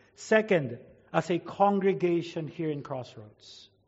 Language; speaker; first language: English; non-native, local second language; Filipino